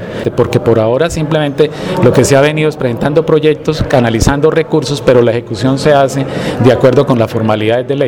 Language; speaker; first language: Spanish; native; Spanish